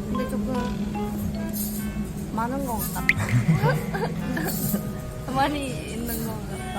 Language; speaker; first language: Korean; non-native, learner; Japanese